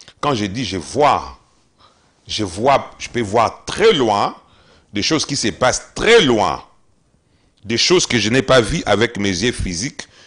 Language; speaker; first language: French; non-native, local second language; Lingala